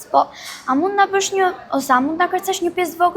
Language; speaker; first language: Albanian; native; Albanian